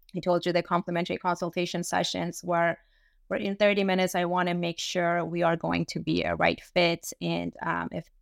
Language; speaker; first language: English; early bilingual, other home language; Persian